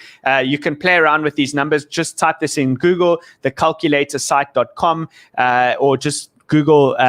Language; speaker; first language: English; native; English